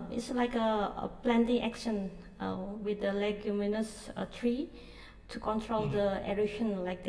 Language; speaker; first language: English; non-native, learner; Indonesian